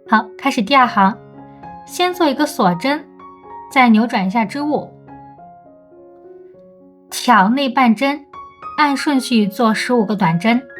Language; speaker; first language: Chinese; native; Chinese